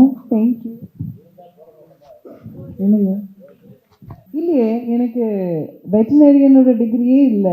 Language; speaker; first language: Tamil; early bilingual, heritage; Tamil